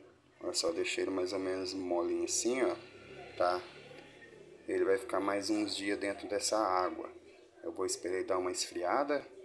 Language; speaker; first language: Portuguese; native; Portuguese